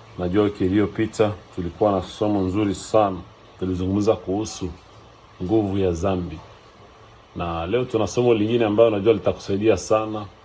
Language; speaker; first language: Swahili; native; Swahili